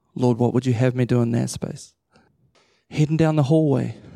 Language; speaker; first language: English; native; English